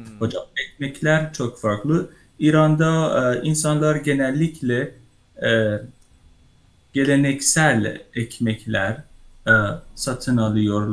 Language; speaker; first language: Turkish; non-native, learner; Persian